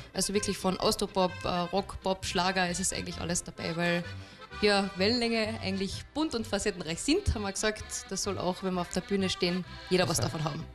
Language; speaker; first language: German; native; German